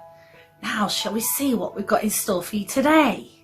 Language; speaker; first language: English; native; English